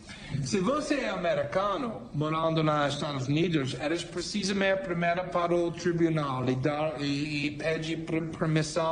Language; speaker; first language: Portuguese; non-native, fluent; English